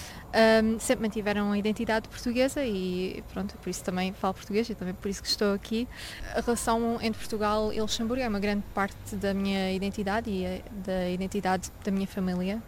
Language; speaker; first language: Portuguese; early bilingual, heritage; Portuguese